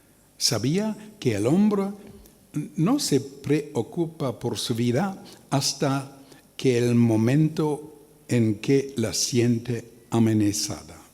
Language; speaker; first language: Spanish; non-native, learner; German